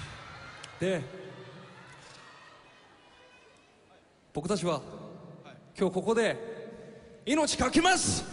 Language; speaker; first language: Japanese; non-native, fluent; Korean